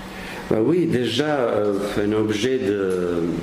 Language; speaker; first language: French; non-native, fluent; Serbian